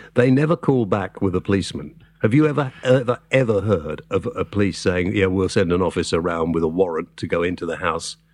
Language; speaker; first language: English; native; English